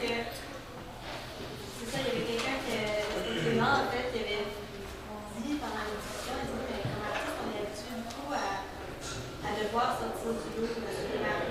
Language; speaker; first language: French; native; French